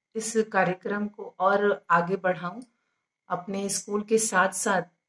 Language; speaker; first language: Hindi; native; Hindi